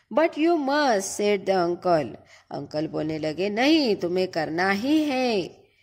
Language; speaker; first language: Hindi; non-native, local second language; Marathi